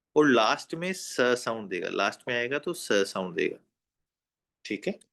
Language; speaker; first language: Hindi; native; Hindi